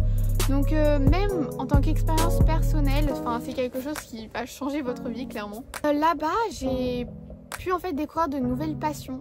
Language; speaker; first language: French; native; French